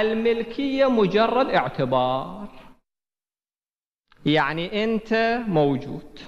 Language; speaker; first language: Arabic; native; Arabic